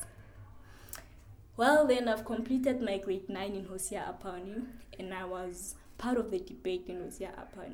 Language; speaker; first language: English; non-native, local second language; Northern Sotho